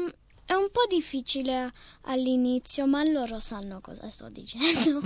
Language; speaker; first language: Italian; early bilingual, heritage; Italian